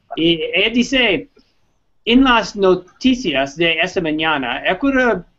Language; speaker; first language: Spanish; non-native, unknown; English